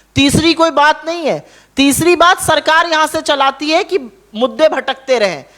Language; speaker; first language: Hindi; native; Hindi